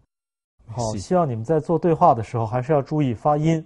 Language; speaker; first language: Chinese; native; Chinese